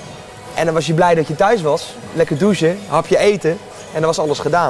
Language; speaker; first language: Dutch; native; Dutch